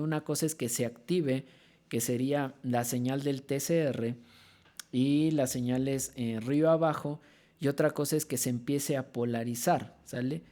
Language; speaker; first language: Spanish; native; Spanish